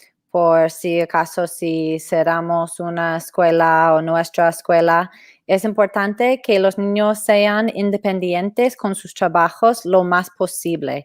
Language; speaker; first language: Spanish; non-native, fluent; English